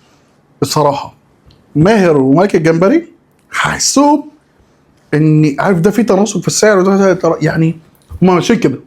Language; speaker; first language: Arabic; native; Arabic